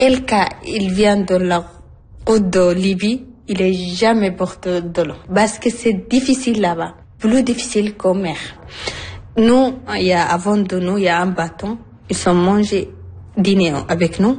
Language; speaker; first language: French; non-native, learner; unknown